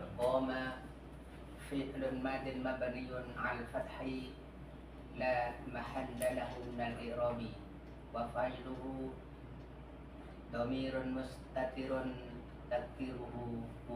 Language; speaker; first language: Arabic; non-native, learner; Indonesian